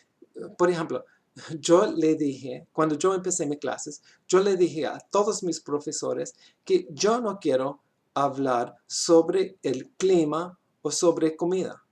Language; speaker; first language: Spanish; non-native, learner; English